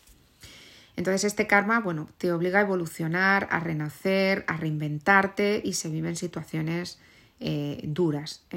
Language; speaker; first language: Spanish; native; Spanish